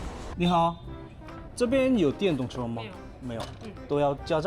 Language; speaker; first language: Chinese; non-native, fluent; Korean